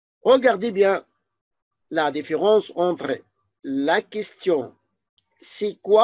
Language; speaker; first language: French; non-native, fluent; Arabic